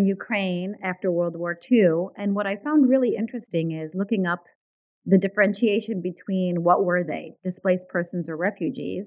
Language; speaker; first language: English; early bilingual, other home language; Ukrainian